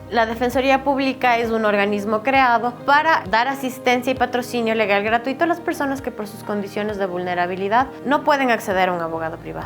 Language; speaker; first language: Spanish; native; Spanish